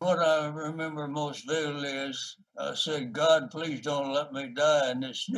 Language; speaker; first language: English; native; English